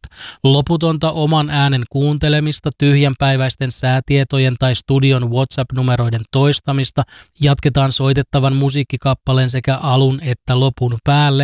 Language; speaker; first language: Finnish; native; Finnish